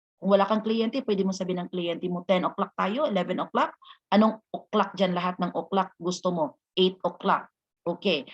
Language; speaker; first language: Filipino; non-native, local second language; Hiligaynon